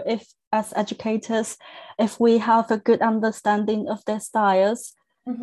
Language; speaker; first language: English; non-native, fluent; Chinese